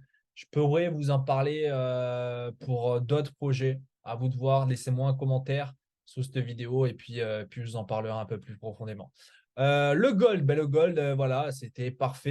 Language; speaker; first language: French; native; French